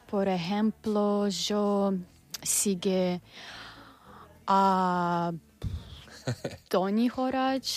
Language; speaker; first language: Catalan; non-native, learner; Russian